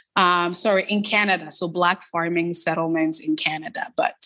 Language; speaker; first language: English; early bilingual, other home language; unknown